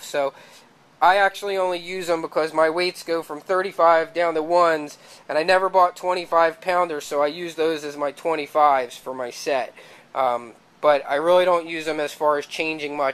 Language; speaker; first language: English; native; English